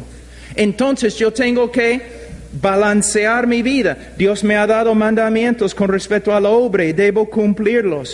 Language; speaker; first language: Spanish; non-native, fluent; English